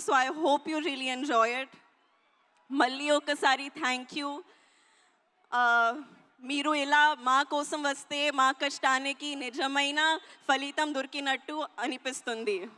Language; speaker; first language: Telugu; non-native, learner; Hindi